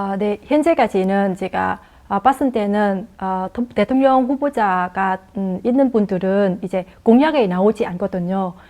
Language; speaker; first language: Korean; non-native, fluent; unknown